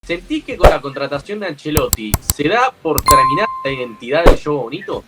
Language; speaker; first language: Spanish; native; Spanish